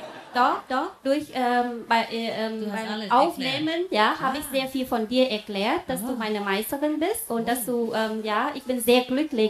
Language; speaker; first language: German; non-native, fluent; Vietnamese